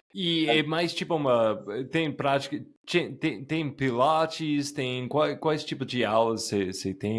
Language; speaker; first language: Portuguese; non-native, fluent; English